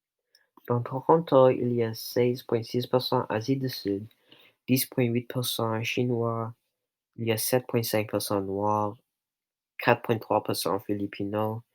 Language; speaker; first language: French; non-native, local second language; English